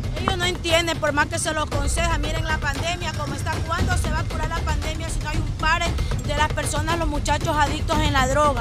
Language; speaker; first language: Spanish; native; Spanish